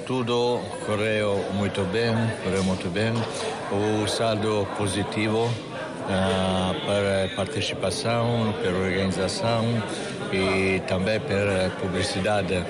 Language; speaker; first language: Portuguese; non-native, fluent; Italian